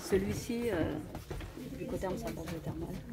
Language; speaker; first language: French; native; French